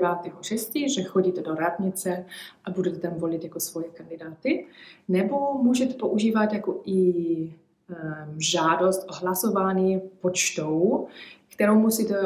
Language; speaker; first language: Czech; early bilingual, heritage; Czech